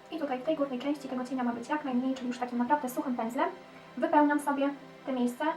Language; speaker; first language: Polish; native; Polish